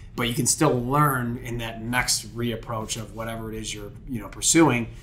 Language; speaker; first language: English; native; English